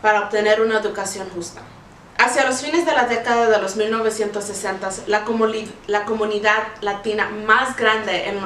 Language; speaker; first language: Spanish; early bilingual, heritage; Spanish